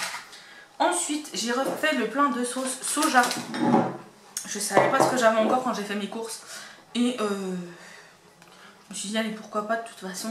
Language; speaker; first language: French; native; French